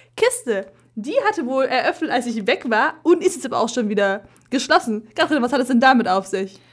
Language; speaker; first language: German; early bilingual, other home language; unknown